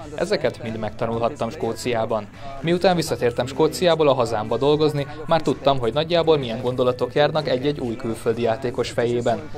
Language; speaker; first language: Hungarian; native; Hungarian